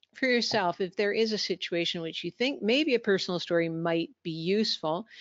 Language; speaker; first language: English; native; English